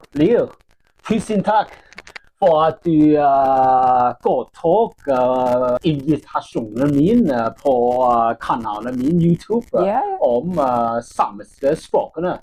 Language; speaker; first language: Norwegian; non-native, learner; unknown